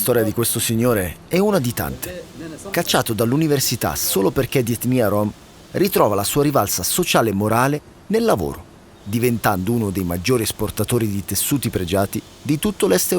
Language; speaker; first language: Italian; native; Italian